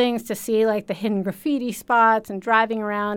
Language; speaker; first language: English; native; English